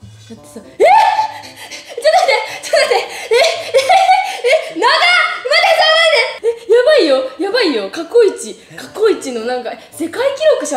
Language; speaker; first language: Japanese; native; Japanese